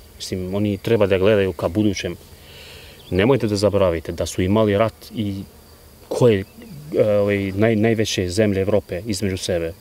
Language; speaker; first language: Bosnian; non-native, local second language; Albanian